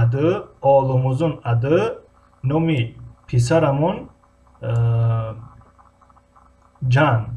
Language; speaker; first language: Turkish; non-native, fluent; Tajik